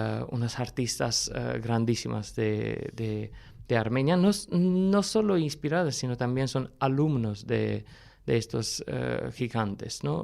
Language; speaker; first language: Spanish; non-native, fluent; Armenian